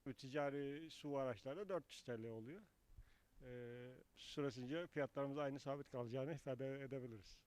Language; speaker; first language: Turkish; native; Turkish